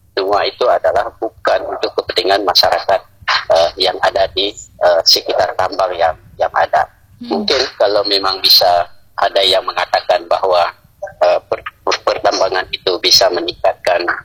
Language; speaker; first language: Indonesian; native; Indonesian